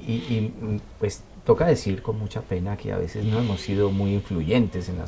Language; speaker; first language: Spanish; native; Spanish